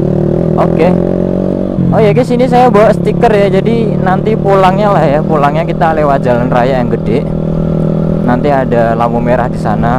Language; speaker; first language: Indonesian; non-native, local second language; Javanese